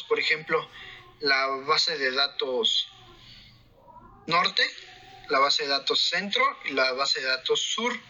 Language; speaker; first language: Spanish; native; Spanish